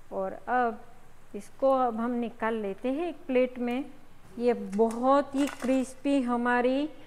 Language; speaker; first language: Hindi; non-native, local second language; Gujarati